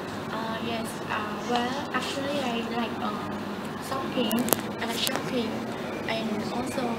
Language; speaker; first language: English; non-native, learner; Khmer